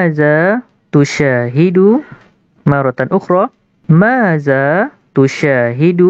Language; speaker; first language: Arabic; non-native, fluent; Malay